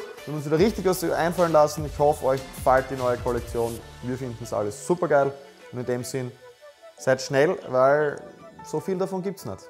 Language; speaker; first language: German; native; German